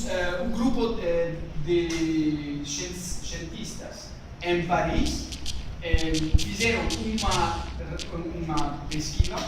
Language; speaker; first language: Portuguese; non-native, learner; French